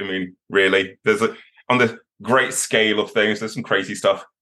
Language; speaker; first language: English; native; English